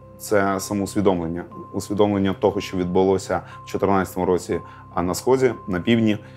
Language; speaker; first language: Ukrainian; non-native, local second language; Russian